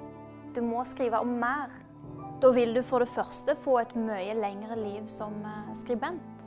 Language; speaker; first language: Norwegian; early bilingual, other home language; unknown